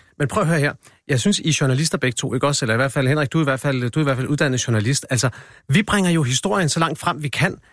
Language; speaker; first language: Danish; native; Danish